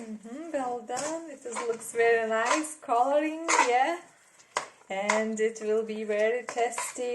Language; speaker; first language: English; non-native, learner; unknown